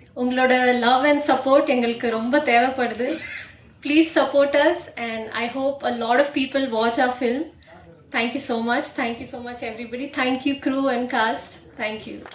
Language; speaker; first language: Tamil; non-native, local second language; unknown